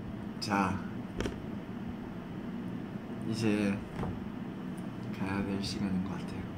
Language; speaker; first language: Korean; non-native, fluent; English